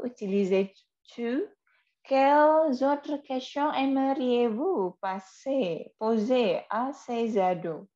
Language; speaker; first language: French; non-native, fluent; Indonesian